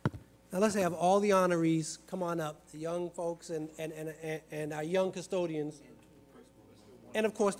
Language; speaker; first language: English; native; English